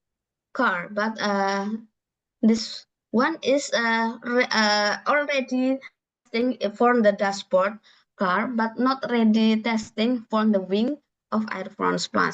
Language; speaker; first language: English; non-native, learner; Indonesian